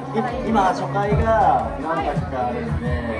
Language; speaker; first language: Japanese; native; Japanese